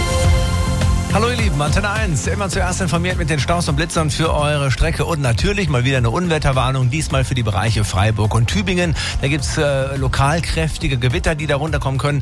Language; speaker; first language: German; native; German